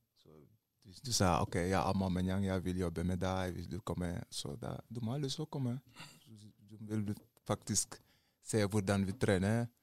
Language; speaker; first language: Norwegian; non-native, learner; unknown